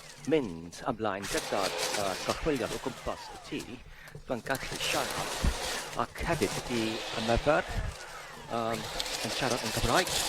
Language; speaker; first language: Welsh; non-native, learner; English